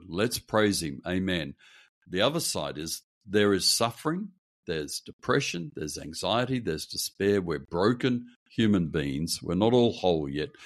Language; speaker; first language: English; native; English